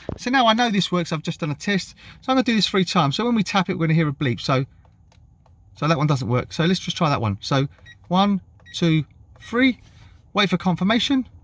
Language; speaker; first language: English; native; English